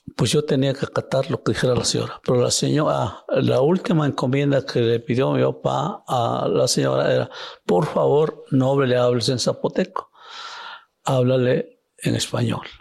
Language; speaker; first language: Spanish; non-native, local second language; Zapotec